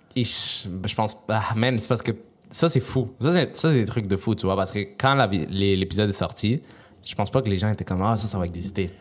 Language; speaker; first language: French; early bilingual, other home language; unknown